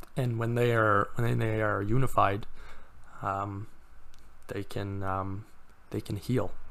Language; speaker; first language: English; native; English